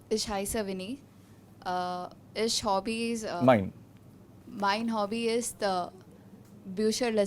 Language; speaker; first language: German; non-native, learner; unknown